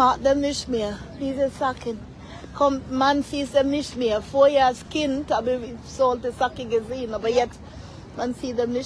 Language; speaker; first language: German; non-native, learner; English